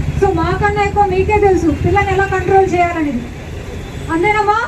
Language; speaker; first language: Telugu; native; Telugu